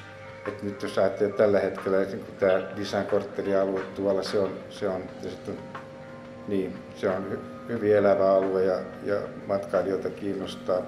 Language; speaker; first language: Finnish; native; Finnish